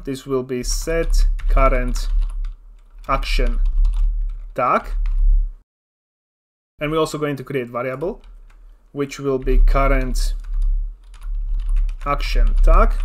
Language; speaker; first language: English; non-native, fluent; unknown